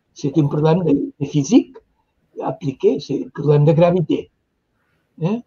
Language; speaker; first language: French; non-native, fluent; Spanish